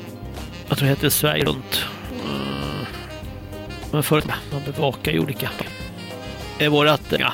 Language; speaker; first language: Swedish; native; Swedish